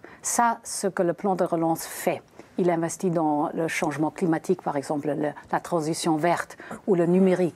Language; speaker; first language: French; non-native, fluent; German